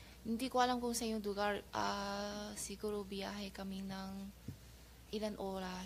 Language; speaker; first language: Filipino; non-native, learner; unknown